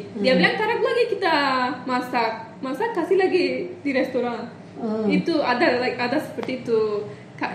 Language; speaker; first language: Indonesian; non-native, learner; Turkish